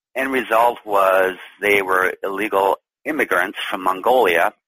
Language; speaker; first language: English; native; English